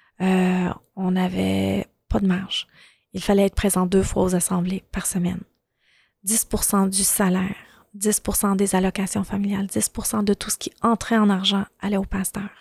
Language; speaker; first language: French; early bilingual, other home language; Arabic